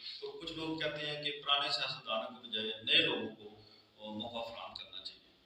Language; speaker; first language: Urdu; non-native, local second language; Pahari-Potwari